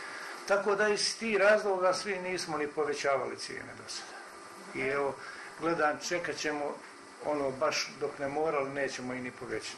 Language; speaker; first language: Croatian; native; Croatian